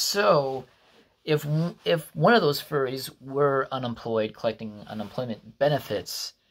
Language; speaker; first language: English; native; English